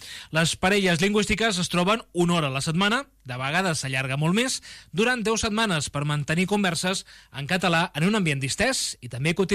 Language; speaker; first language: Catalan; native; Catalan